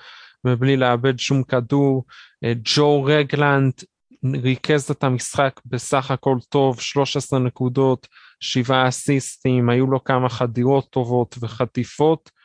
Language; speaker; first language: Hebrew; native; Hebrew